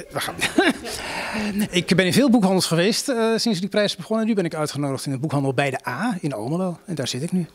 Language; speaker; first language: Dutch; native; Dutch